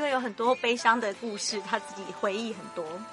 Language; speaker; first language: Chinese; native; Chinese